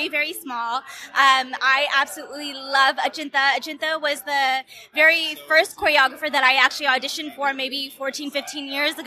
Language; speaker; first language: English; native; English